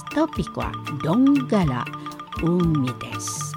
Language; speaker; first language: Japanese; non-native, learner; Indonesian